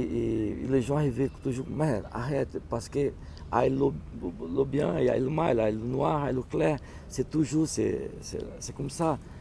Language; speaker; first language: French; non-native, learner; Portuguese